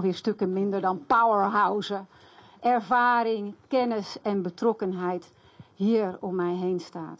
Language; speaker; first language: Dutch; native; Dutch